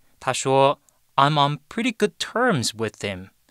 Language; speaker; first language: English; non-native, fluent; Chinese